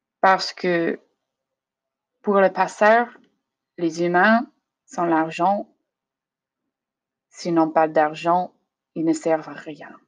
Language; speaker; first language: French; non-native, learner; English